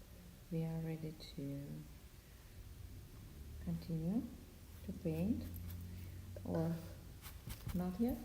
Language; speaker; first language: English; non-native, learner; Russian